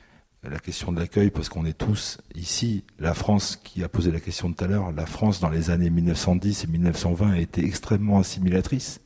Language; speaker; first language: French; native; French